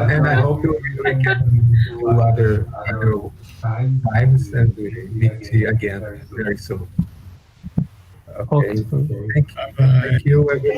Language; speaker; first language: English; non-native, fluent; Portuguese